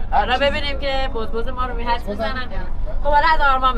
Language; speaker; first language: Persian; native; Persian